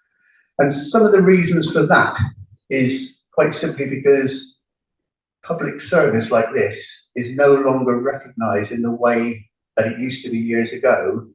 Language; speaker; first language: English; native; English